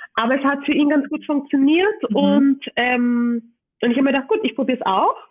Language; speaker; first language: German; native; German